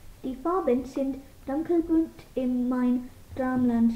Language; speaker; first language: German; non-native, learner; English